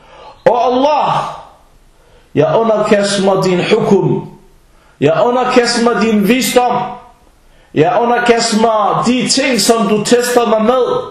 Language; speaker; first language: Danish; early bilingual, other home language; Arabic